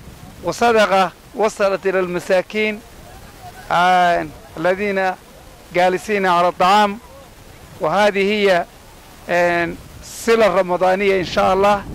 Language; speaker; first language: Arabic; non-native, learner; Somali